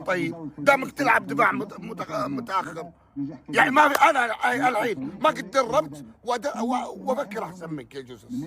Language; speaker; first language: Arabic; native; Arabic